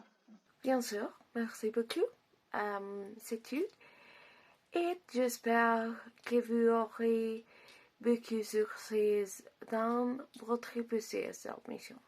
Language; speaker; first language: French; non-native, learner; Spanish